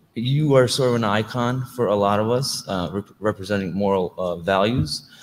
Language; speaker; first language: English; non-native, fluent; Russian